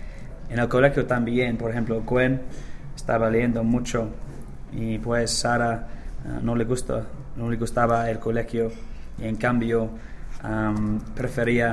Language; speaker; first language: Spanish; non-native, learner; English